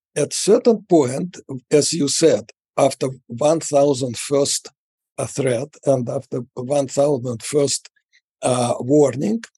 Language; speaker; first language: English; non-native, fluent; Russian